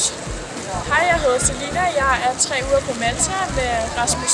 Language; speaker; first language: Danish; native; Danish